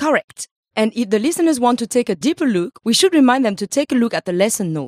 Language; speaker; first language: English; non-native, fluent; French